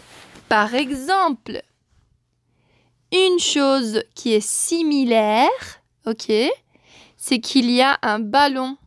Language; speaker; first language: French; non-native, fluent; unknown